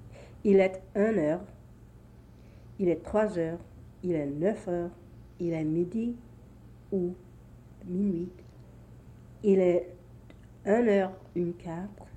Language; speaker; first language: French; non-native, learner; English